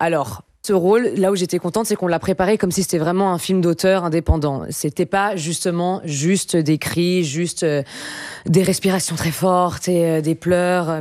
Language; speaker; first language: French; native; French